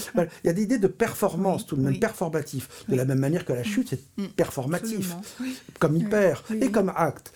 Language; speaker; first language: French; native; French